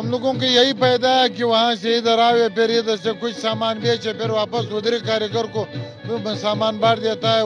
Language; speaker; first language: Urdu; non-native, local second language; Pashto